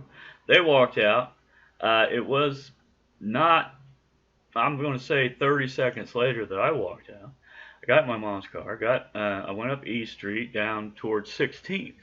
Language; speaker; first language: English; native; English